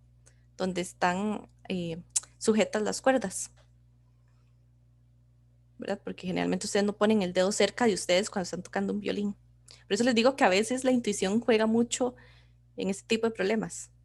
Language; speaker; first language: Spanish; native; Spanish